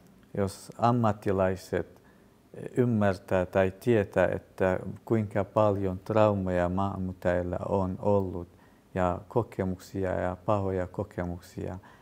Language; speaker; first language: Finnish; non-native, fluent; Kurdish